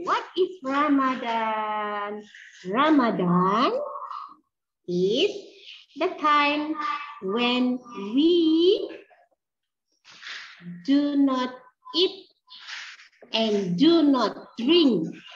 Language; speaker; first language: English; non-native, learner; Indonesian